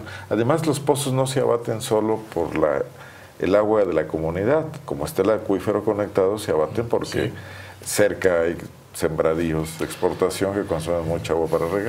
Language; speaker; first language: Spanish; native; Spanish